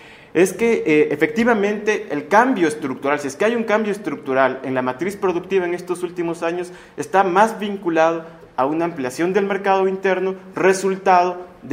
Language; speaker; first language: Spanish; native; Spanish